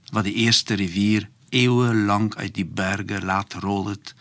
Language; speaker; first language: Afrikaans; non-native, fluent; Polish